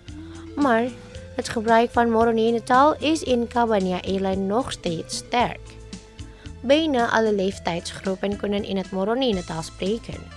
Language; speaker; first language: Dutch; non-native, fluent; Indonesian